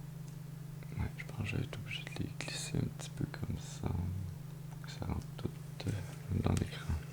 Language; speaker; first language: French; native; French